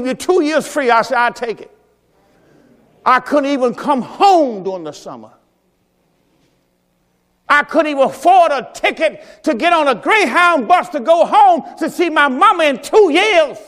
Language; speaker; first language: English; native; English